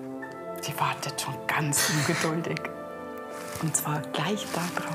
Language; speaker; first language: German; native; German